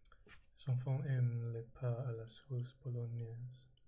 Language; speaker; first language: French; non-native, learner; English